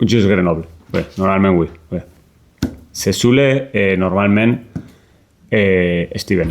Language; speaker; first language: French; non-native, learner; Spanish